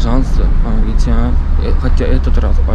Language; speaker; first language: Russian; non-native, learner; Turkmen